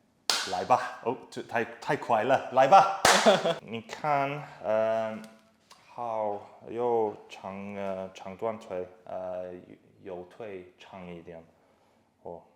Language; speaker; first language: Chinese; non-native, fluent; English